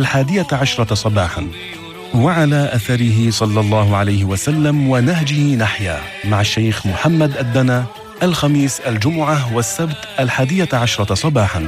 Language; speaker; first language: Arabic; native; Arabic